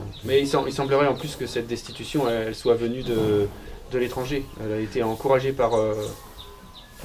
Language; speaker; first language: French; native; French